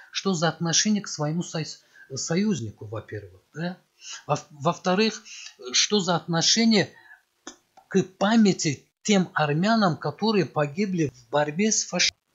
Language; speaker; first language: Russian; non-native, local second language; Azerbaijani